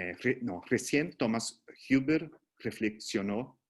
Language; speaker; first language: Spanish; non-native, fluent; Portuguese